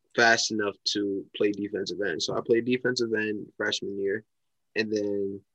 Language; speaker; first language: English; native; English